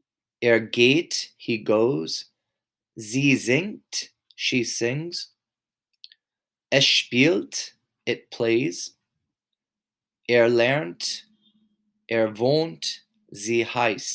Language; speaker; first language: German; non-native, fluent; English